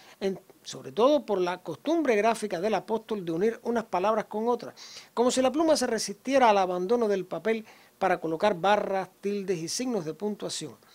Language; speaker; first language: Spanish; native; Spanish